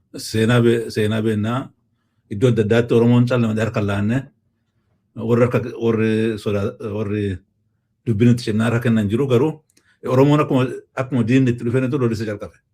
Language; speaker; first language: Oromo; native; Oromo